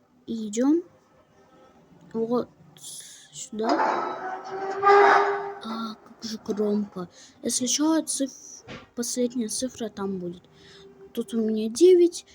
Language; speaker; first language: Russian; native; Russian